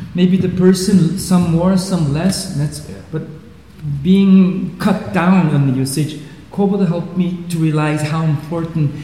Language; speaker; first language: English; non-native, fluent; Swiss German